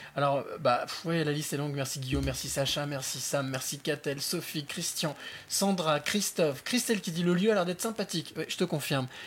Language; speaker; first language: French; native; French